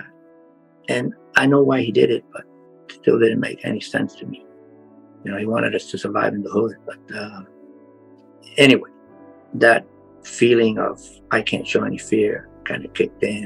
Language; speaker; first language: English; native; English